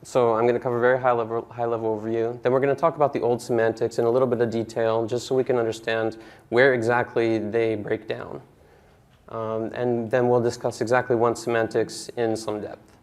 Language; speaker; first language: English; native; English